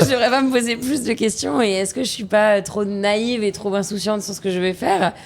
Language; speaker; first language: French; native; French